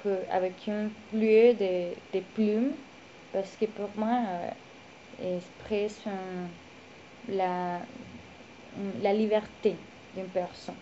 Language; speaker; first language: French; non-native, learner; Spanish